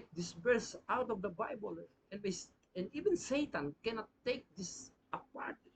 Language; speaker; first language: English; non-native, local second language; Filipino